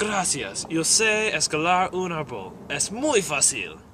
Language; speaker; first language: Spanish; non-native, learner; English